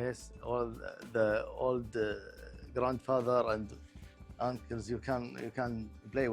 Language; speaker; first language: English; non-native, local second language; Arabic